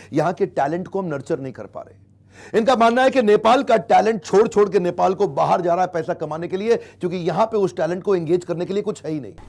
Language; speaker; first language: Hindi; native; Hindi